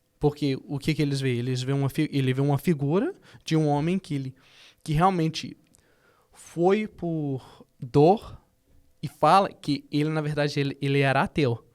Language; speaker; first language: Portuguese; early bilingual, heritage; Portuguese